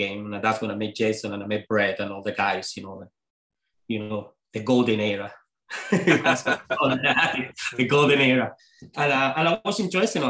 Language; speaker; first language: English; non-native, fluent; Spanish